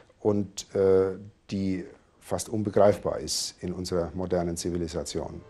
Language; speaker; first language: German; native; German